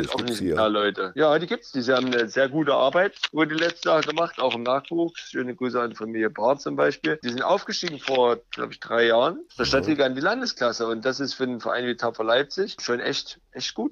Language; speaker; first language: German; native; German